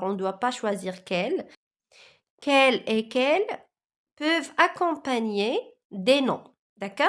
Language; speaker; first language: French; non-native, local second language; Arabic